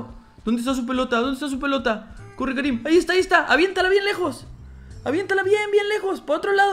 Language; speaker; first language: Spanish; native; Spanish